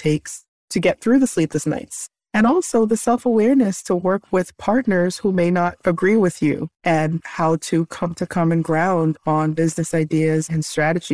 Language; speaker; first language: English; early bilingual, other home language; Haitian Creole